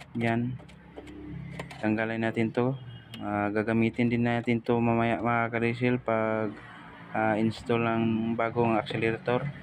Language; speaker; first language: Filipino; non-native, local second language; Cebuano